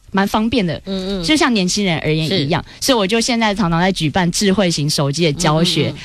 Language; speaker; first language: Chinese; native; Chinese